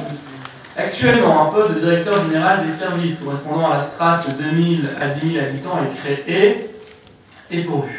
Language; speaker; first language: French; native; French